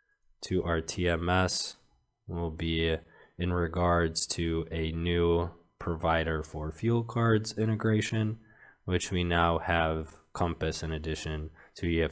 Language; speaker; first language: English; native; English